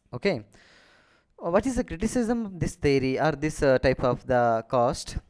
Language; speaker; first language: English; non-native, local second language; Kannada